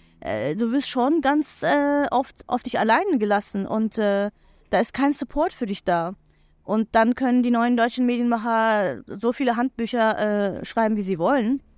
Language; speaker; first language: German; non-native, fluent; Turkish